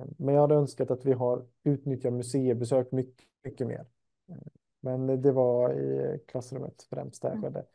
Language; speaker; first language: Swedish; native; Swedish